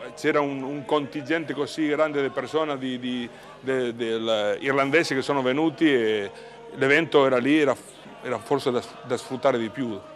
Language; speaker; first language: Italian; native; Italian